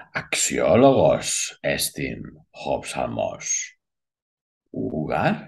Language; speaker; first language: Greek; non-native, learner; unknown